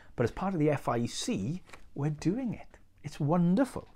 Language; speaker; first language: English; native; English